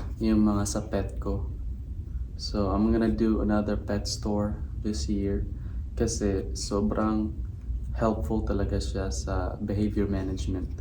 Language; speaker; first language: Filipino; non-native, local second language; Cebuano